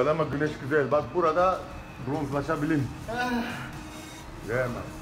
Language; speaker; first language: Turkish; non-native, fluent; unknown